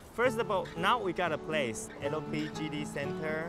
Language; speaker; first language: English; non-native, learner; Chinese